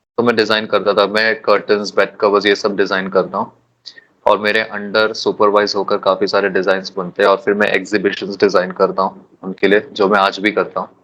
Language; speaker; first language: Hindi; non-native, local second language; Tulu